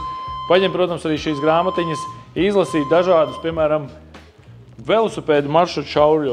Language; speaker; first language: Latvian; native; Latvian